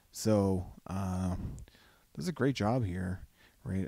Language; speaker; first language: English; native; English